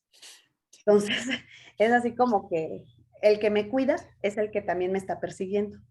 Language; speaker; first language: Spanish; native; Spanish